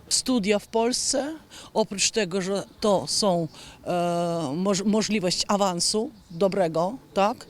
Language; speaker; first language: Polish; non-native, fluent; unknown